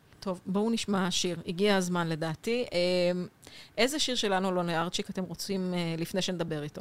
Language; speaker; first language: Hebrew; native; Hebrew